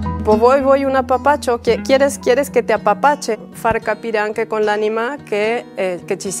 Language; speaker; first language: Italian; non-native, fluent; Spanish